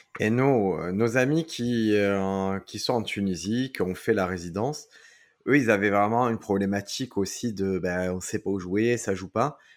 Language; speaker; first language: French; native; French